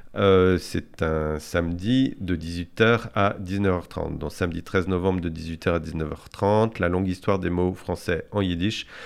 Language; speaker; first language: French; native; French